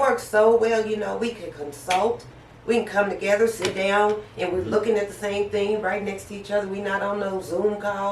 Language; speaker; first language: English; native; English